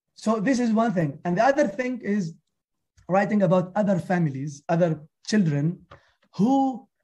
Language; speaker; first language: English; non-native, fluent; Arabic